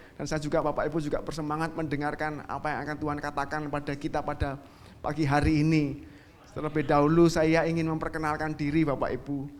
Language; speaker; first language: Indonesian; native; Indonesian